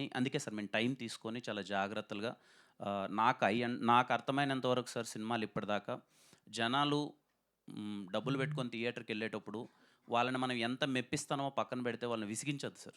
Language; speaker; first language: Telugu; native; Telugu